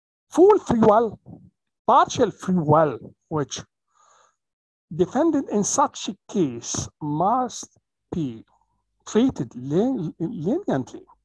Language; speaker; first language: English; non-native, fluent; Arabic